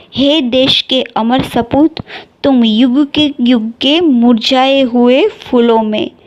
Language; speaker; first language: Hindi; non-native, local second language; Gujarati